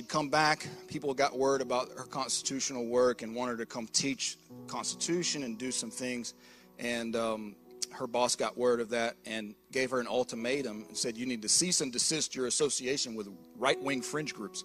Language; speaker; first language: English; native; English